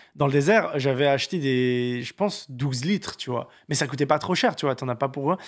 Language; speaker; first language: French; native; French